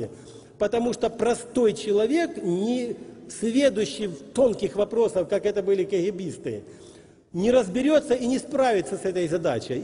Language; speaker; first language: Russian; native; Russian